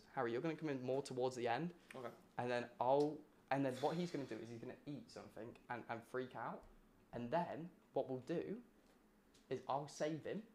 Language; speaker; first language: English; native; English